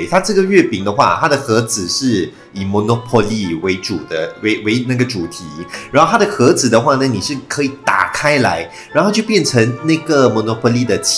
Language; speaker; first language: Chinese; native; Chinese